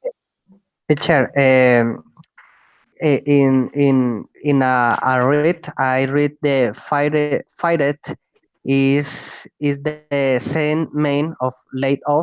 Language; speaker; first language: English; non-native, learner; Spanish